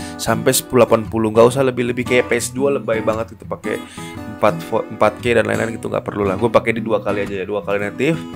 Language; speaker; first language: Indonesian; native; Indonesian